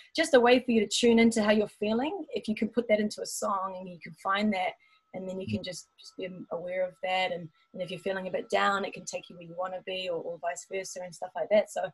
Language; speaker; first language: English; native; English